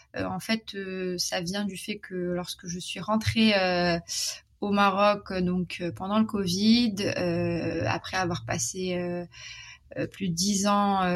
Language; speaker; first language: French; non-native, local second language; Arabic